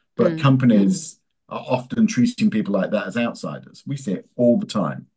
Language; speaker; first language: English; native; English